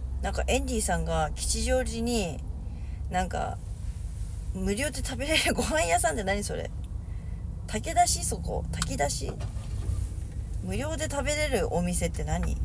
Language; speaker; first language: Japanese; native; Japanese